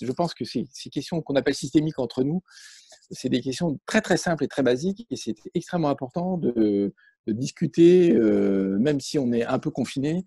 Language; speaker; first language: French; native; French